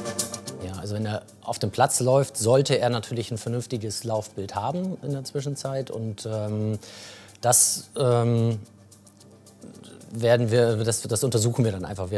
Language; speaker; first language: German; native; German